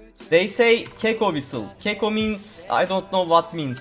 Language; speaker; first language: English; non-native, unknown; Turkish